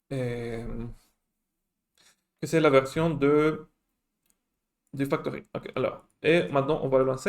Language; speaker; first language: French; non-native, fluent; Spanish